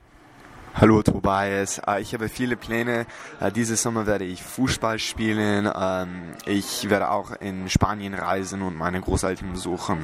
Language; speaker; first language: German; non-native, learner; English